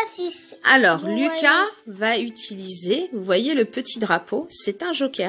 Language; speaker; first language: French; native; French